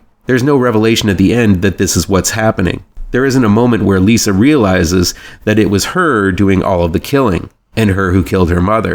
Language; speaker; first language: English; native; English